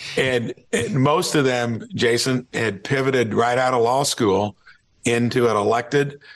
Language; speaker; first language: English; native; English